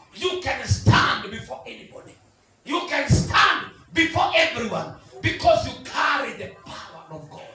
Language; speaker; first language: English; non-native, local second language; Swahili